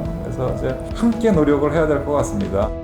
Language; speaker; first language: Korean; native; Korean